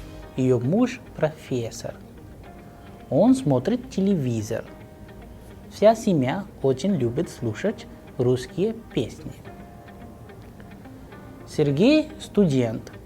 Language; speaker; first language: Russian; non-native, fluent; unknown